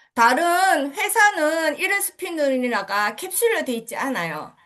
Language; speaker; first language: Korean; native; Korean